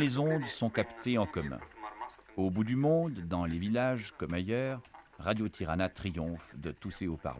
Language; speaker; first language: French; native; French